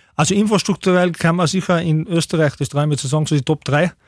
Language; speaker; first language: German; native; German